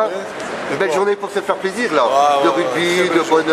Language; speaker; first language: French; native; French